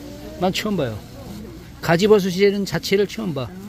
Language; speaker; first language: Korean; native; Korean